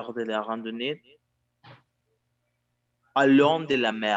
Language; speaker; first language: French; non-native, learner; Spanish